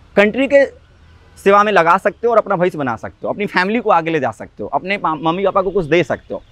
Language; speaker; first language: Hindi; native; Hindi